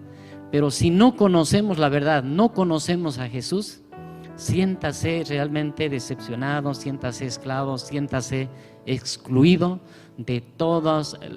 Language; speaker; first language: Spanish; native; Spanish